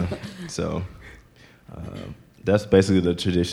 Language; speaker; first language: English; native; English